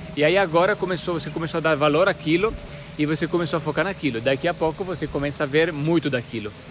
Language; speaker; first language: Portuguese; non-native, fluent; Italian